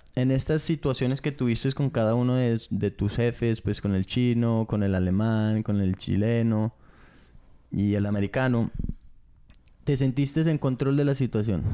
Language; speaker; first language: Spanish; early bilingual, heritage; Spanish